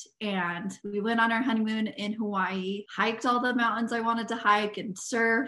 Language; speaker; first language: English; native; English